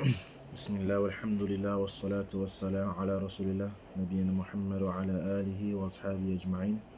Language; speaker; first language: Arabic; non-native, fluent; English